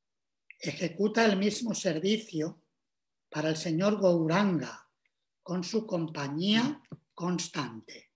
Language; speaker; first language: Spanish; native; Spanish